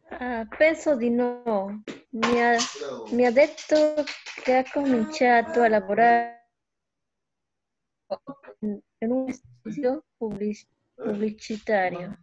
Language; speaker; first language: Italian; non-native, learner; Spanish